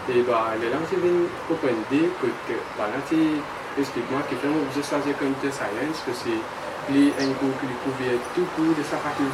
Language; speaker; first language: French; non-native, local second language; Morisyen